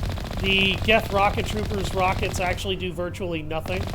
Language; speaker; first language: English; native; English